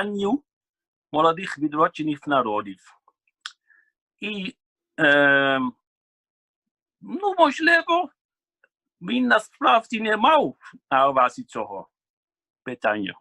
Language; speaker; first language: Ukrainian; non-native, fluent; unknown